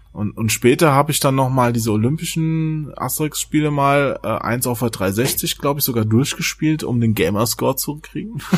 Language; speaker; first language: German; native; German